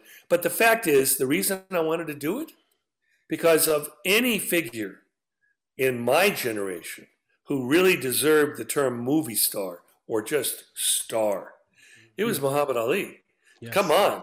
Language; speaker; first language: English; native; English